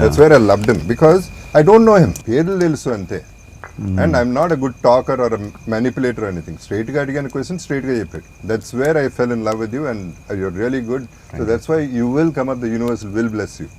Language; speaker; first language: English; non-native, local second language; Telugu